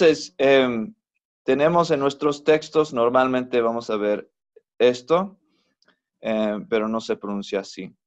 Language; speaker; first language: Spanish; non-native, fluent; English